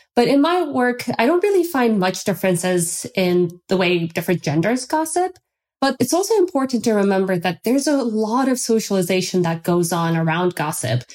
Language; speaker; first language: English; non-native, fluent; Turkish